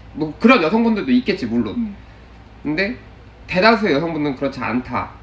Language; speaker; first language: Korean; native; Korean